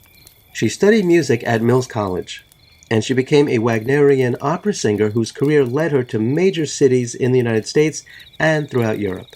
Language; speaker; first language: English; native; English